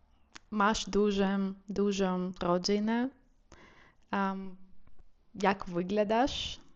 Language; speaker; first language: Polish; non-native, learner; Ukrainian